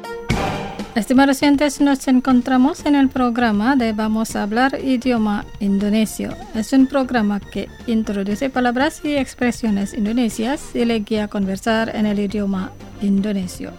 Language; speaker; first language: Spanish; non-native, fluent; Indonesian